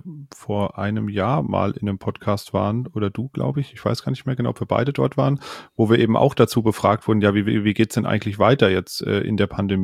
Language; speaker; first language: German; native; German